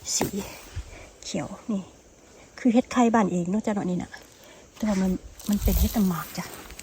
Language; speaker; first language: Thai; native; Thai